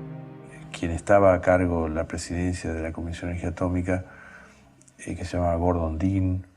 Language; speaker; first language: Spanish; native; Spanish